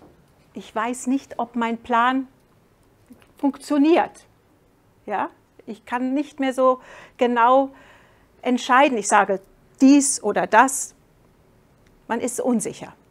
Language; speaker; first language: German; non-native, fluent; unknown